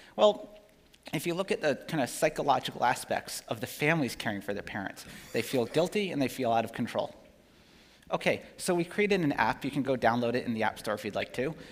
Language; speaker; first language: English; native; English